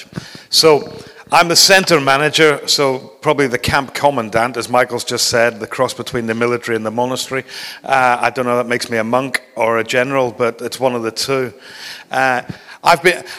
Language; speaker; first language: English; native; English